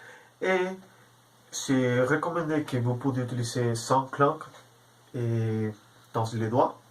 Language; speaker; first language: French; non-native, learner; Spanish